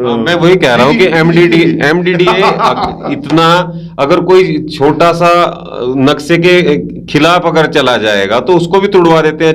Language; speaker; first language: Hindi; native; Hindi